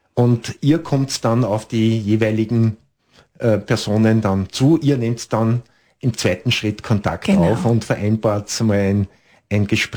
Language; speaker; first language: German; native; German